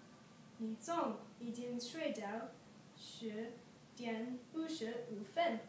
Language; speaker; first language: Chinese; non-native, learner; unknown